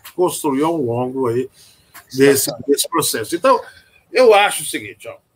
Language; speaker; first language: Portuguese; native; Portuguese